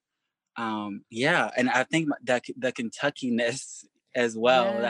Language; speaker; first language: English; native; English